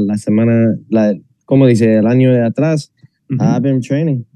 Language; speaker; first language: Spanish; non-native, fluent; English